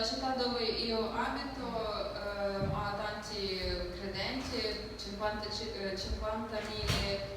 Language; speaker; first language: Italian; non-native, learner; Ukrainian